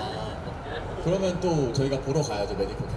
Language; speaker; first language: Korean; native; Korean